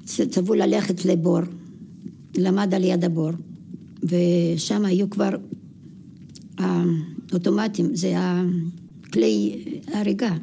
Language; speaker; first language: Hebrew; non-native, fluent; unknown